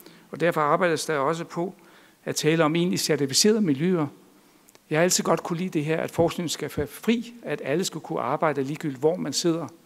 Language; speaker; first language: Danish; native; Danish